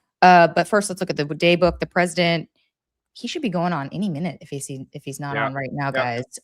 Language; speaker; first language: English; native; English